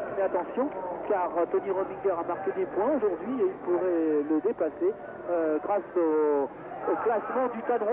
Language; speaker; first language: French; native; French